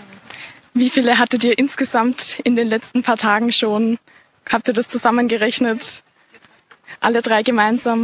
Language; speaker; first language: German; native; German